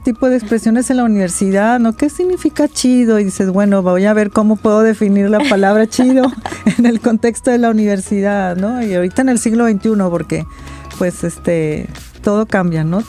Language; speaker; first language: Spanish; native; Spanish